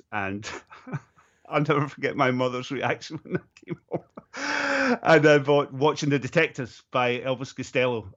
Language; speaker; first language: English; native; English